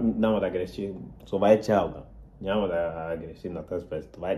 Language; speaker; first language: Bulgarian; non-native, learner; Portuguese